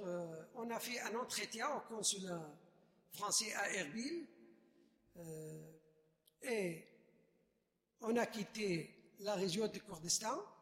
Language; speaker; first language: French; non-native, fluent; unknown